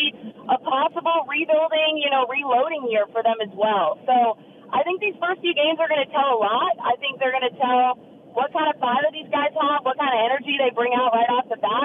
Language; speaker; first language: English; native; English